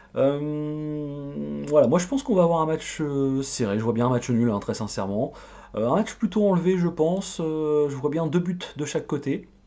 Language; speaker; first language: French; native; French